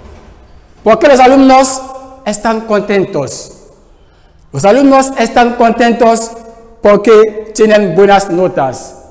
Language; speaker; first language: Spanish; non-native, fluent; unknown